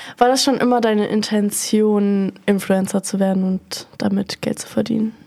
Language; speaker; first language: German; native; German